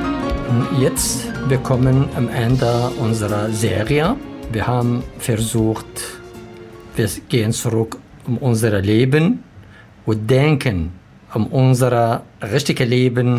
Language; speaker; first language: German; non-native, learner; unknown